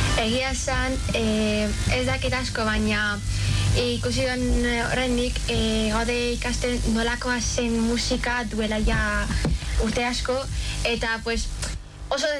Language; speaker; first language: Basque; non-native, local second language; Spanish